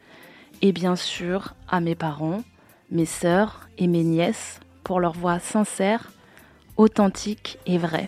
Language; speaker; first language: French; early bilingual, other home language; Khmer